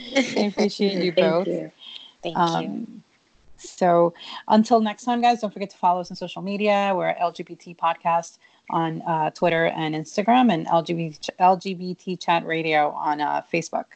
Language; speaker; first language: English; early bilingual, other home language; Spanish